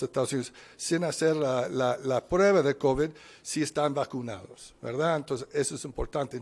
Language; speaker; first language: Spanish; non-native, fluent; English